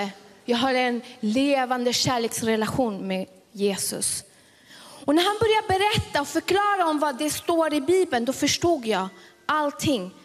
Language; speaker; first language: Swedish; early bilingual, other home language; Spanish